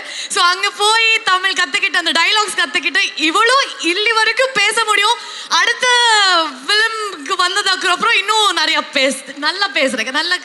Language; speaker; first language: Tamil; non-native, local second language; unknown